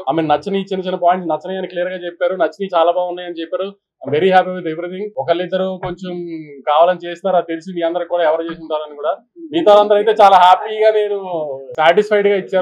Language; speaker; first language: Telugu; native; Telugu